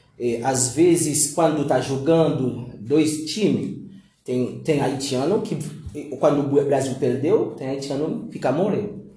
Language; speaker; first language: Portuguese; non-native, learner; Haitian Creole